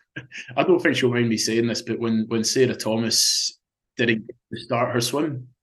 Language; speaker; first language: English; native; English